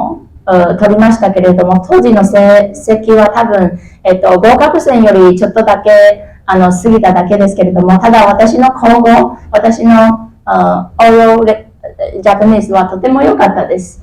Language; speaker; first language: Japanese; non-native, fluent; Chinese